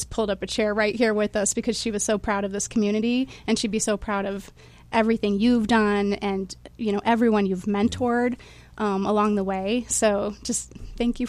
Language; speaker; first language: English; native; English